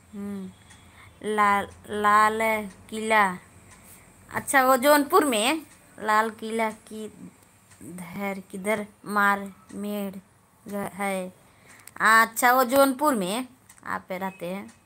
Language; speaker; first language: Hindi; native; Hindi